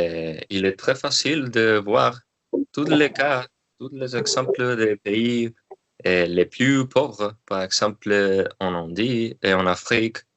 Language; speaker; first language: French; non-native, learner; Spanish